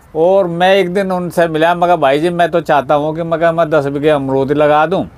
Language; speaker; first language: Hindi; native; Hindi